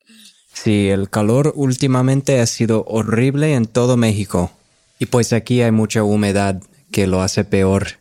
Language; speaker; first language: Spanish; non-native, fluent; English